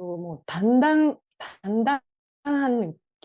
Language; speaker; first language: Korean; non-native, fluent; Japanese